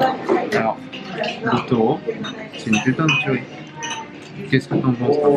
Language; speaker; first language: French; native; French